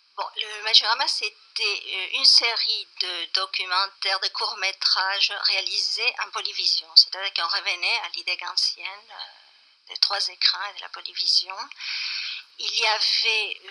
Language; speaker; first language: French; non-native, fluent; Spanish